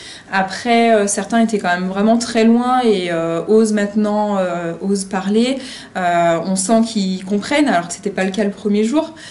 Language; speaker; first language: French; native; French